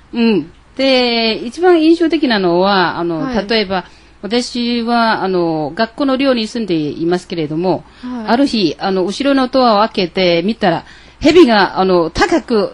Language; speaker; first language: Japanese; non-native, learner; Chinese